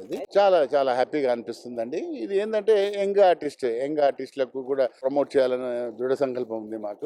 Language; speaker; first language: Telugu; native; Telugu